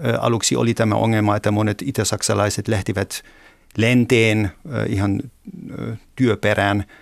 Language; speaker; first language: Finnish; non-native, fluent; German